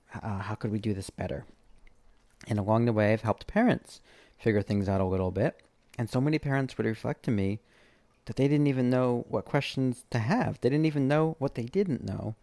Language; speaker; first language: English; native; English